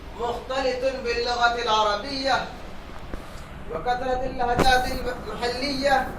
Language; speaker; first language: Arabic; non-native, learner; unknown